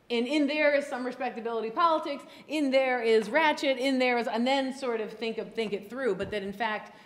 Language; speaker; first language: English; native; English